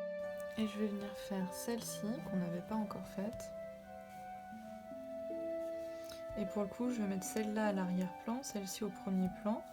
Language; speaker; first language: French; native; French